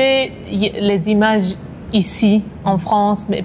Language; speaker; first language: French; non-native, fluent; Hebrew